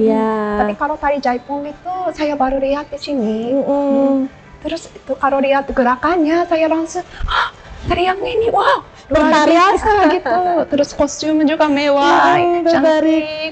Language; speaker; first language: Indonesian; non-native, fluent; Japanese